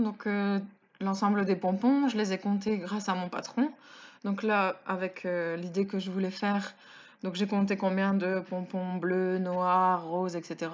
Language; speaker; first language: French; native; French